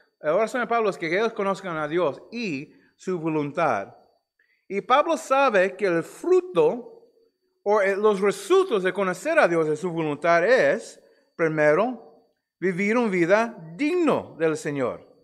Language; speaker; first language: Spanish; non-native, fluent; English